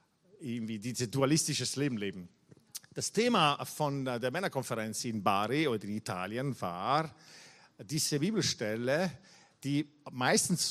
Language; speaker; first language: German; non-native, fluent; Italian